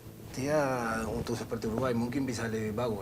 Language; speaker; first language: Indonesian; non-native, learner; Spanish